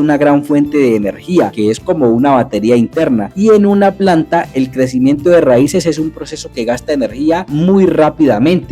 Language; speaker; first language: Spanish; native; Spanish